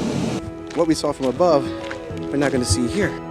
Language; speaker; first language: English; native; English